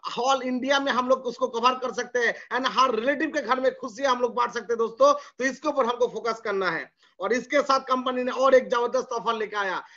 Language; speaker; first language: Hindi; non-native, local second language; Bangla